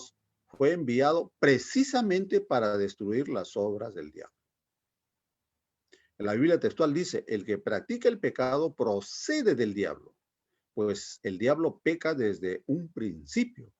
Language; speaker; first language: Spanish; native; Spanish